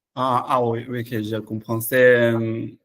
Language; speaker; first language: French; non-native, learner; Chinese